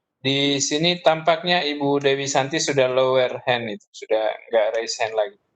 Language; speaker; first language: Indonesian; native; Indonesian